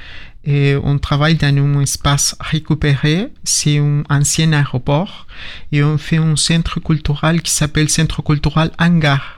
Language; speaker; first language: French; non-native, learner; Spanish